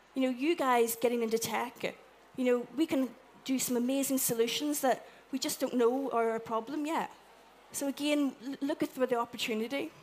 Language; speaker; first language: English; native; English